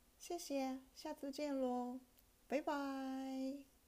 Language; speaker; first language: Chinese; non-native, learner; Japanese